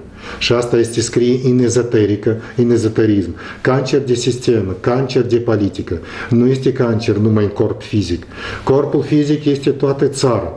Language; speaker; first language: Romanian; non-native, local second language; Russian